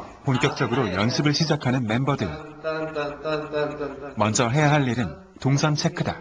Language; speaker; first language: Korean; native; Korean